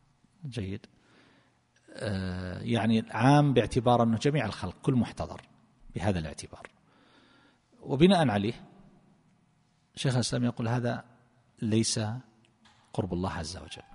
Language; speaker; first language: Arabic; native; Arabic